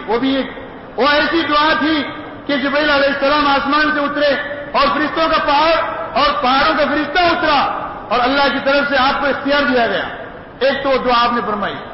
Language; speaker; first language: Urdu; non-native, local second language; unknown